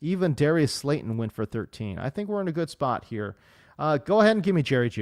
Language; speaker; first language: English; native; English